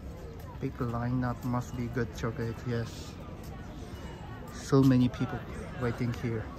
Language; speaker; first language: English; non-native, learner; Japanese